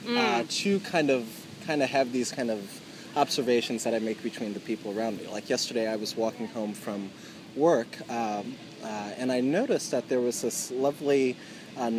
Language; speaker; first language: English; native; English